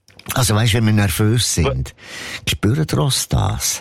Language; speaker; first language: German; native; German